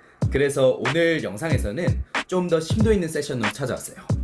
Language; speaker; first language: Korean; native; Korean